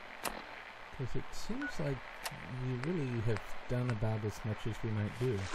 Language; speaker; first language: English; native; English